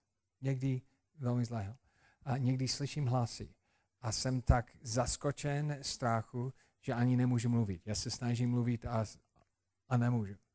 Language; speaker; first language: Czech; non-native, fluent; English